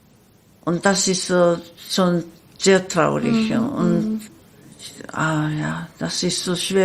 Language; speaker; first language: German; non-native, learner; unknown